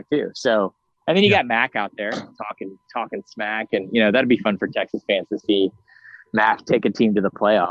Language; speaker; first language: English; native; English